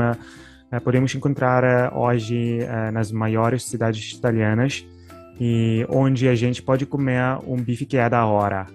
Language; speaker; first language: Portuguese; non-native, fluent; Italian